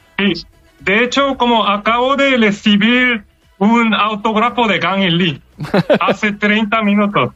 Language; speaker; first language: Spanish; non-native, fluent; Korean